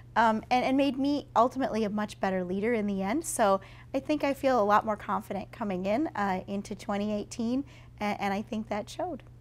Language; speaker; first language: English; native; English